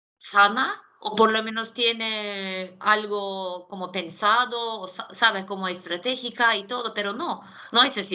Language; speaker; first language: Spanish; non-native, fluent; Turkish